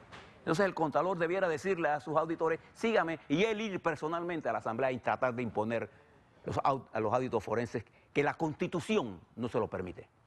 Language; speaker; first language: Spanish; native; Spanish